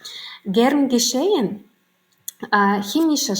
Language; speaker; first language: German; non-native, learner; Turkmen